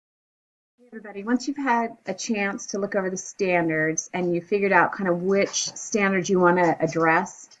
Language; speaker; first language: English; native; English